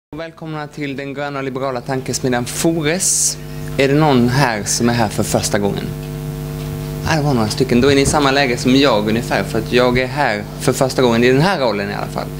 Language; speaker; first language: Swedish; early bilingual, other home language; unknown